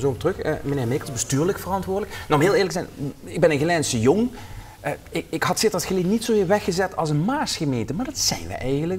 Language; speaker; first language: Dutch; native; Dutch